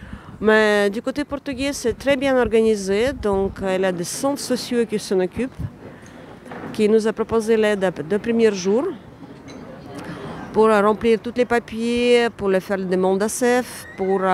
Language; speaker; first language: French; non-native, fluent; Ukrainian